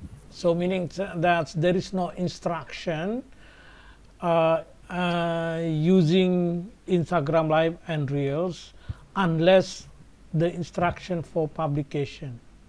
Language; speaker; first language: English; non-native, fluent; Indonesian